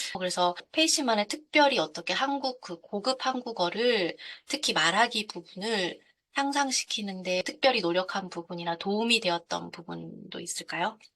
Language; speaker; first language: Korean; native; Korean